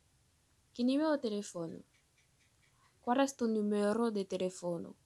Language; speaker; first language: Spanish; non-native, fluent; Haitian Creole